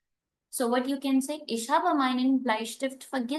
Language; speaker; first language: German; non-native, learner; Hindi